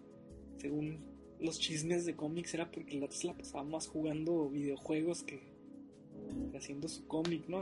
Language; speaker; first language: Spanish; native; Spanish